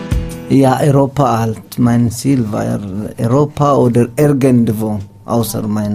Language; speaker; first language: German; non-native, learner; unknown